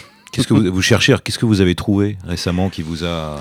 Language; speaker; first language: French; native; French